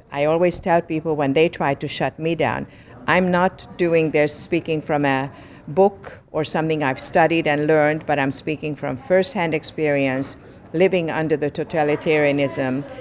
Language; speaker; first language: English; non-native, fluent; Hungarian